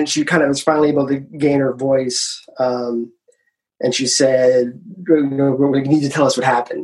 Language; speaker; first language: English; native; English